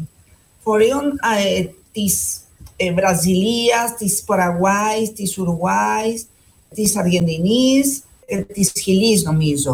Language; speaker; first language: Greek; non-native, fluent; Spanish